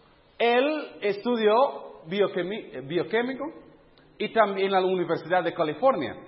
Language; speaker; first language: Spanish; non-native, fluent; English